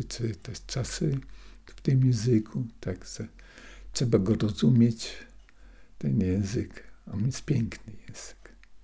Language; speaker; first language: Polish; non-native, local second language; Russian